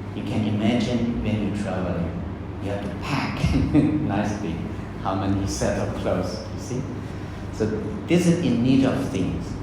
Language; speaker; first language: English; non-native, fluent; Burmese